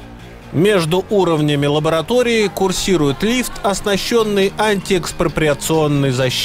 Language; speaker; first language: Russian; native; Russian